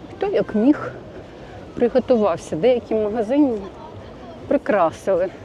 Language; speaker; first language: Ukrainian; non-native, local second language; Russian